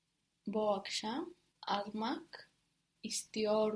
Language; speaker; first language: Turkish; non-native, learner; English